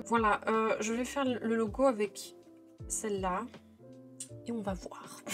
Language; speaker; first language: French; native; French